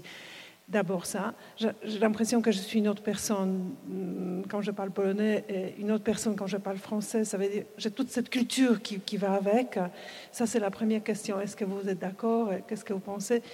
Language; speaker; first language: French; non-native, fluent; Polish